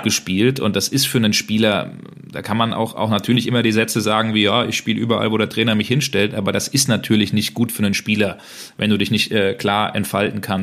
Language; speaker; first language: German; native; German